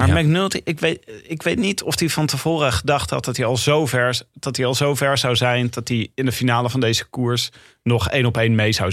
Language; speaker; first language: Dutch; native; Dutch